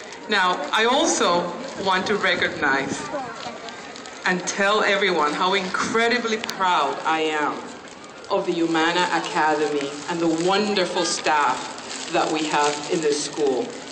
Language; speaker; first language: English; non-native, fluent; Spanish